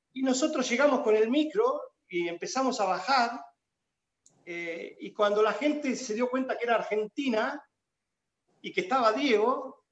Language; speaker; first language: Spanish; native; Spanish